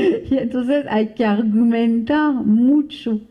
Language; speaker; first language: Spanish; non-native, fluent; French